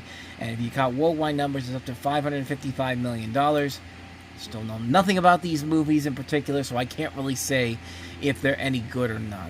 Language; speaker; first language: English; native; English